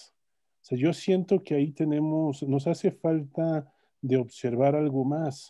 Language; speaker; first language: Spanish; native; Spanish